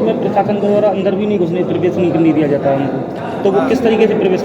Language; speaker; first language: Hindi; native; Hindi